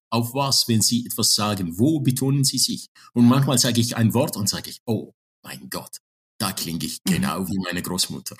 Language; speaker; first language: German; non-native, fluent; Arabic